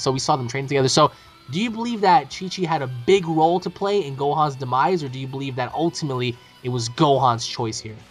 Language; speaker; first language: English; native; English